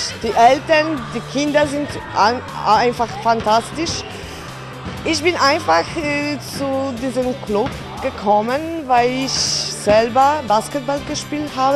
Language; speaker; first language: German; non-native, fluent; Polish